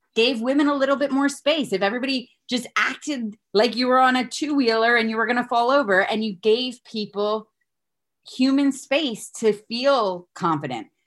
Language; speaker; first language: English; native; English